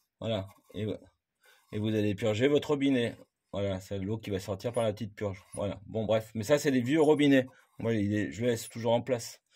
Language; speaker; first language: French; native; French